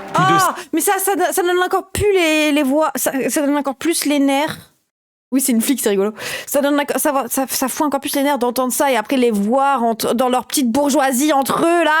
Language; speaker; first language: French; native; French